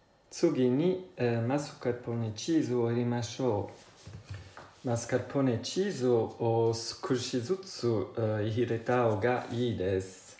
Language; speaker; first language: Japanese; non-native, learner; Italian